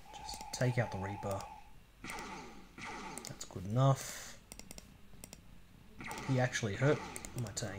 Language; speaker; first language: English; native; English